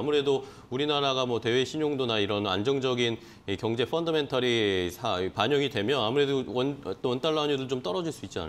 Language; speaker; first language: Korean; native; Korean